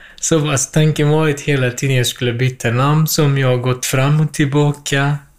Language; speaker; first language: Swedish; non-native, fluent; Central Kurdish